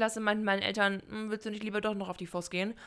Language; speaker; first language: German; native; German